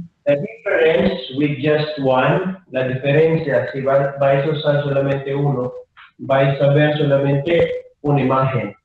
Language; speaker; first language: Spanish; non-native, fluent; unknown